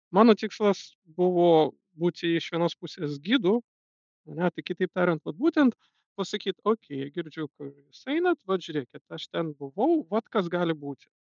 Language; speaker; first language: Lithuanian; non-native, local second language; Russian